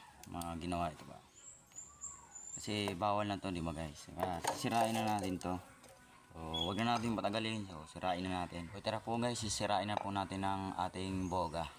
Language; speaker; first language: Filipino; native; Filipino